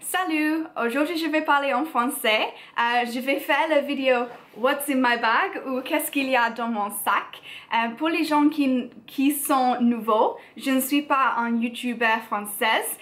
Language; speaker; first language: French; non-native, learner; English